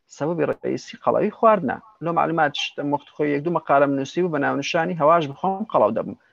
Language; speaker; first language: Central Kurdish; native; Central Kurdish